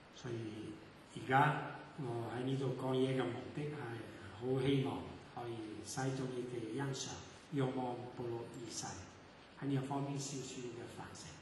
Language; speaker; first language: Cantonese; non-native, fluent; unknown